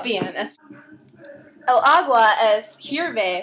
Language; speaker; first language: Spanish; non-native, learner; English